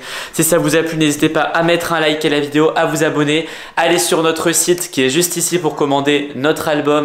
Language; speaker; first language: French; native; French